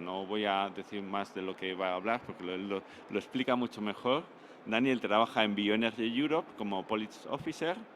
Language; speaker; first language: Spanish; native; Spanish